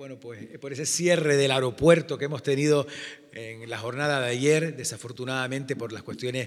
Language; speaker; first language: Spanish; native; Spanish